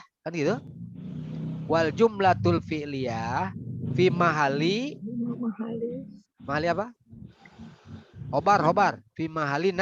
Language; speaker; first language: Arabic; non-native, fluent; Indonesian